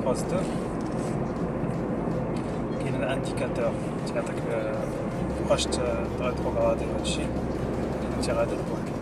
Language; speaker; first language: French; non-native, local second language; Arabic